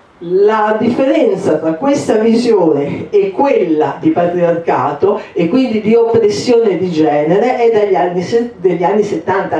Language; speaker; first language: Italian; native; Italian